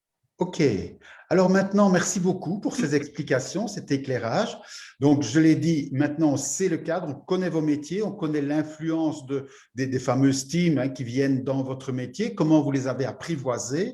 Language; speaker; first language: French; native; French